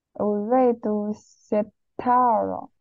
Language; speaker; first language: Arabic; non-native, learner; Chinese